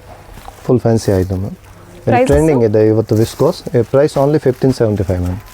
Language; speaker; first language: Kannada; non-native, local second language; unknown